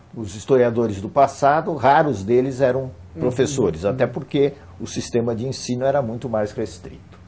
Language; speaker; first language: Portuguese; native; Portuguese